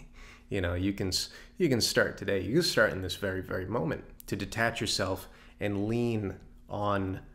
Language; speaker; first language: English; native; English